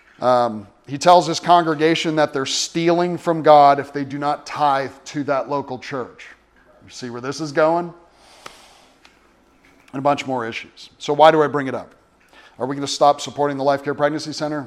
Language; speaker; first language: English; native; English